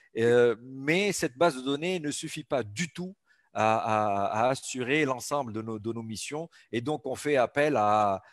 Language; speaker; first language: French; non-native, local second language; Arabic